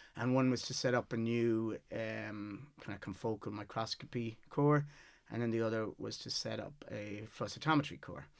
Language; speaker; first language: English; native; English